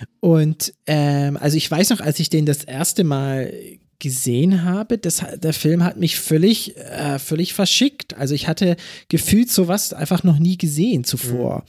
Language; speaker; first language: German; early bilingual, other home language; English